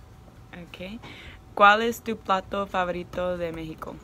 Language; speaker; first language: Spanish; non-native, learner; English